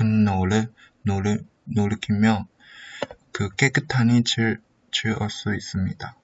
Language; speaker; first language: Korean; non-native, learner; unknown